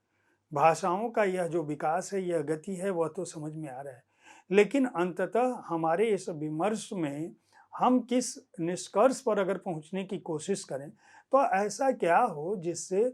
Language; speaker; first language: Hindi; native; Hindi